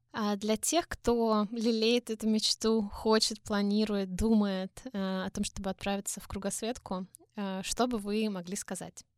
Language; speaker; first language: Russian; native; Russian